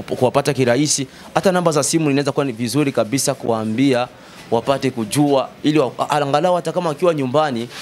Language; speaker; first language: Swahili; native; Swahili